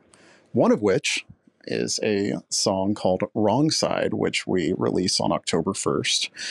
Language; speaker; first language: English; native; English